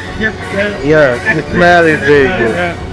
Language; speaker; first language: English; non-native, learner; Bangla